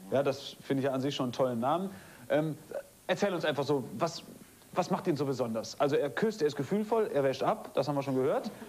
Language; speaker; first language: German; native; German